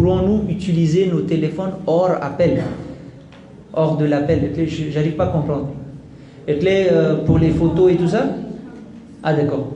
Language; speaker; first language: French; non-native, local second language; Gujarati